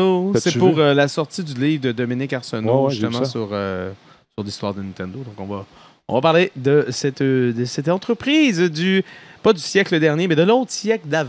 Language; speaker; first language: French; native; French